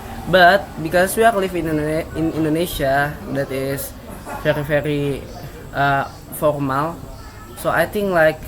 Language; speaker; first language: English; non-native, learner; Indonesian